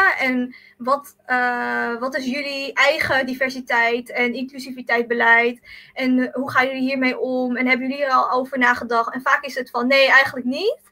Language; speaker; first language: Dutch; early bilingual, other home language; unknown